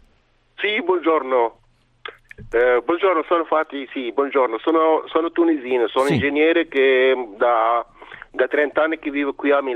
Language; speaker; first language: Italian; non-native, fluent; Arabic